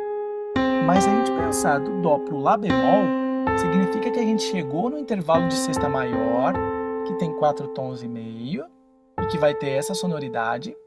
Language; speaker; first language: Portuguese; native; Portuguese